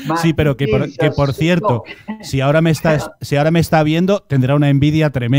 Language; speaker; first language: Spanish; native; Spanish